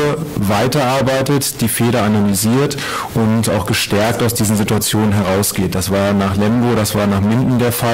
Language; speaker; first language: German; native; German